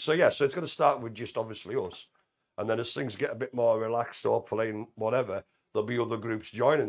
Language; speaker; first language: English; native; English